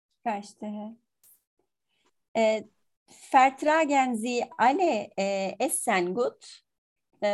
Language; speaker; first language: German; non-native, learner; Turkish